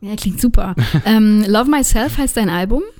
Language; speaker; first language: German; native; German